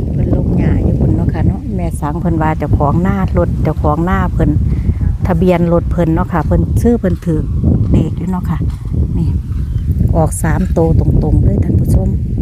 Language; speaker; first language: Thai; native; Thai